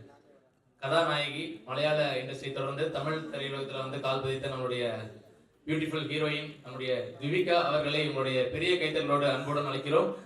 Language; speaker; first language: Tamil; native; Tamil